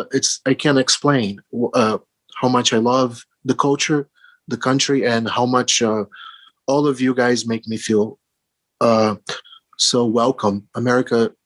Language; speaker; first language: English; early bilingual, other home language; Portuguese